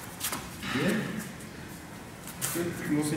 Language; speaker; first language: Spanish; non-native, learner; Portuguese